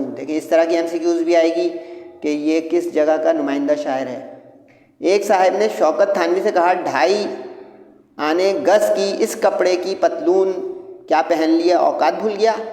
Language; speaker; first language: Urdu; native; Urdu